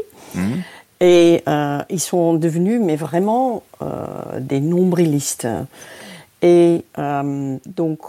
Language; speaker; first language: French; non-native, fluent; Dutch